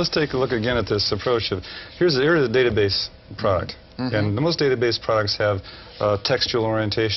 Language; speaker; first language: English; native; English